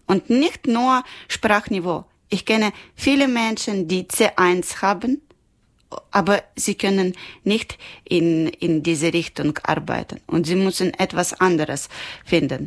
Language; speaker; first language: German; non-native, learner; Ukrainian